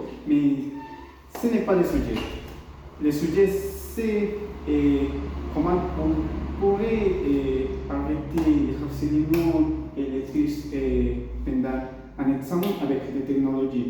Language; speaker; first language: French; non-native, learner; Spanish